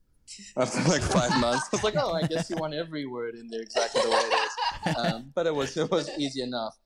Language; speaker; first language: English; native; English